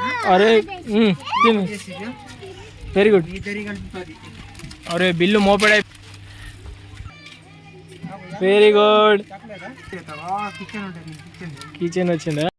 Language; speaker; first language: Telugu; native; Telugu